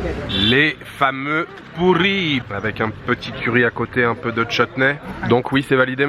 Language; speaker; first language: French; native; French